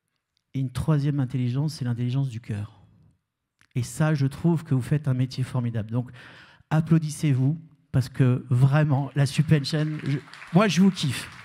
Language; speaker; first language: French; native; French